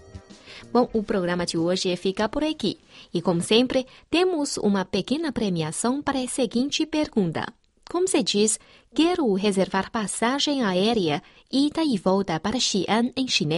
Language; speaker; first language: Portuguese; non-native, fluent; Chinese